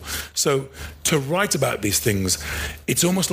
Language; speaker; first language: English; native; English